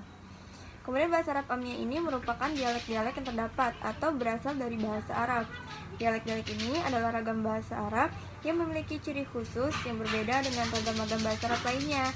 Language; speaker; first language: Indonesian; native; Indonesian